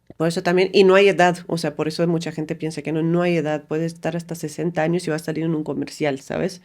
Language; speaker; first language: Spanish; non-native, fluent; Romanian